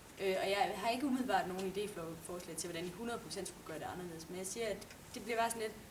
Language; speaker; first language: Danish; native; Danish